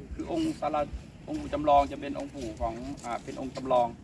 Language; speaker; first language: Thai; native; Thai